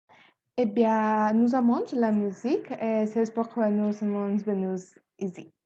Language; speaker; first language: French; non-native, learner; Spanish